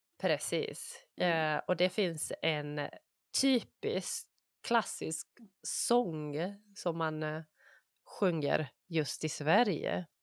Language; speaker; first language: Swedish; non-native, fluent; Bosnian